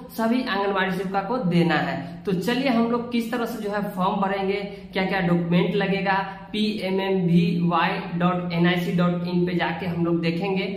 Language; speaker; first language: Hindi; native; Hindi